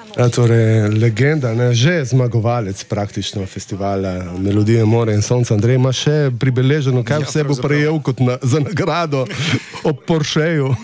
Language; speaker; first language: Slovenian; native; Slovenian